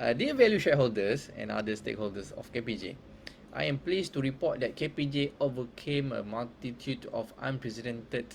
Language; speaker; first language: English; non-native, local second language; Malay